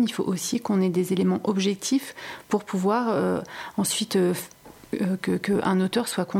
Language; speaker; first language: French; native; French